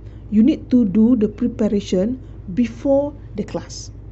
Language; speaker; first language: English; non-native, local second language; Malay